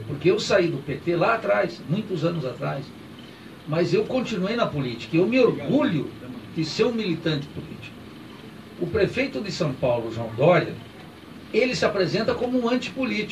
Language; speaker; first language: Portuguese; native; Portuguese